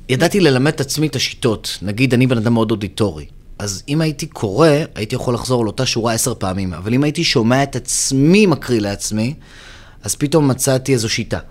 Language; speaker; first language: Hebrew; native; Hebrew